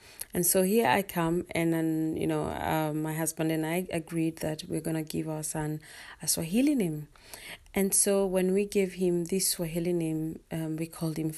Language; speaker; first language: English; non-native, local second language; Kikuyu